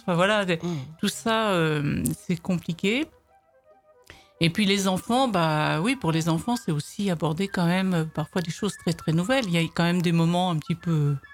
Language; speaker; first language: French; native; French